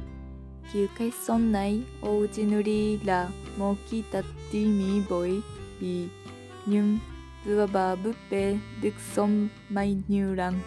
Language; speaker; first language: Vietnamese; non-native, learner; Japanese